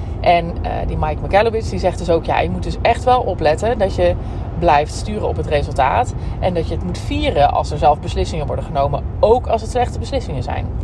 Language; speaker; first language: Dutch; native; Dutch